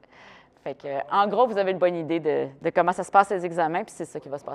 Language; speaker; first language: French; native; French